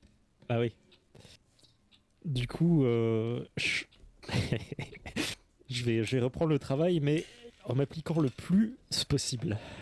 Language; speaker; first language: French; native; French